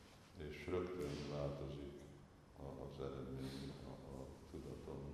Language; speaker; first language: Hungarian; non-native, fluent; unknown